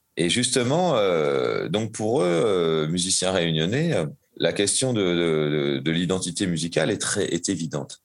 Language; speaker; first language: French; native; French